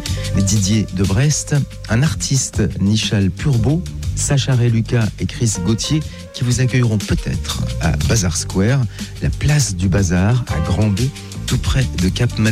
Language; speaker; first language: French; native; French